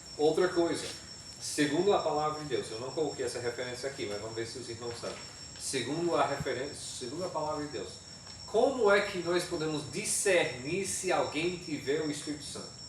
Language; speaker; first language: Portuguese; non-native, fluent; English